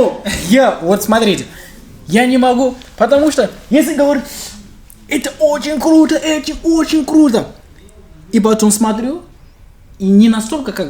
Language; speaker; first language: Russian; non-native, learner; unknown